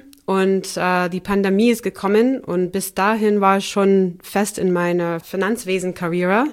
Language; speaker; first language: German; non-native, fluent; English